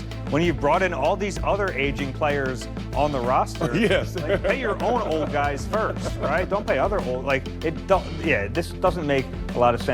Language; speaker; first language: English; native; English